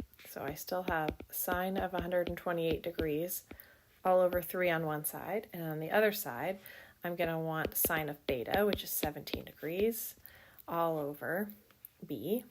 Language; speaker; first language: English; native; English